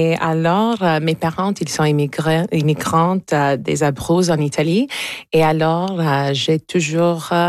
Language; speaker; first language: French; non-native, local second language; English